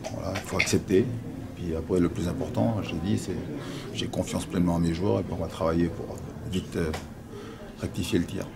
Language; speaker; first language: French; native; French